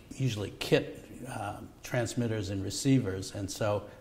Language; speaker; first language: English; native; English